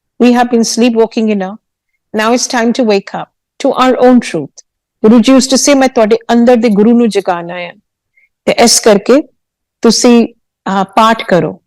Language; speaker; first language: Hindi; early bilingual, heritage; Hindi